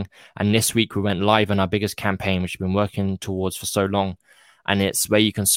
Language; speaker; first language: English; native; English